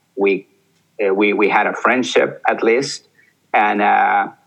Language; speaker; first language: English; early bilingual, other home language; Spanish